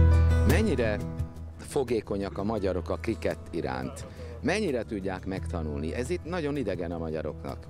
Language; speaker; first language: Hungarian; native; Hungarian